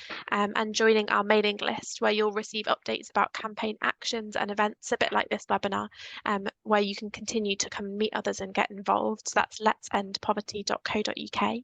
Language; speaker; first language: English; native; English